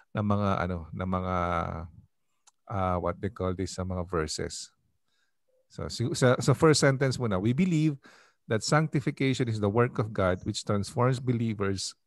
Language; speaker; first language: Filipino; native; Filipino